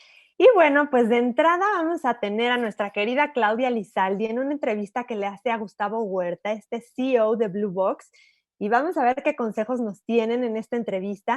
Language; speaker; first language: Spanish; native; Spanish